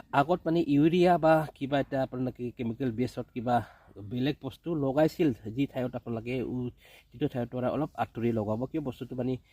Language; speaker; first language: Assamese; native; Assamese